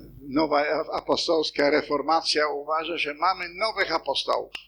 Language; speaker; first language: Polish; non-native, fluent; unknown